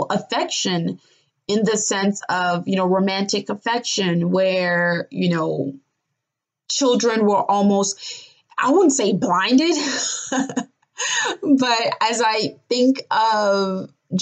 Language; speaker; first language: English; non-native, local second language; Yoruba